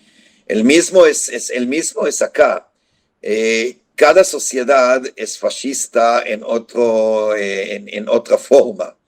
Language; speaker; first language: Spanish; non-native, fluent; Hebrew